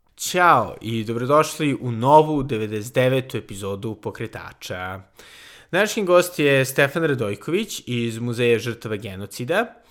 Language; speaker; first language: Serbian; native; Serbian